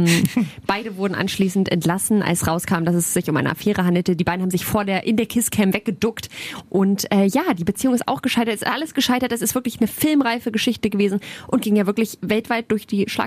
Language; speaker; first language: German; native; German